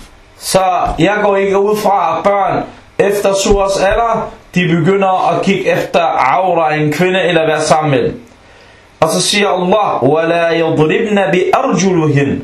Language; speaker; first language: Danish; non-native, local second language; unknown